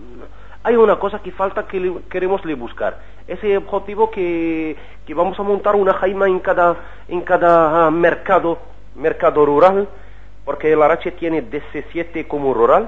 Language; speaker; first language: Spanish; non-native, learner; Arabic